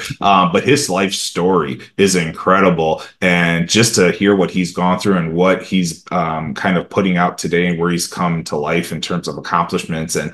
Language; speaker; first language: English; early bilingual, other home language; Romanian